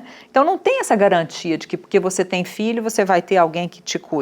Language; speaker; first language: Portuguese; native; Portuguese